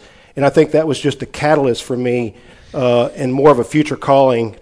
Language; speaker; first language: English; native; English